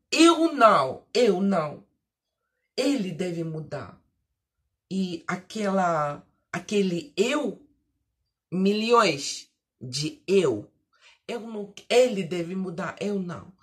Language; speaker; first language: Portuguese; early bilingual, heritage; Portuguese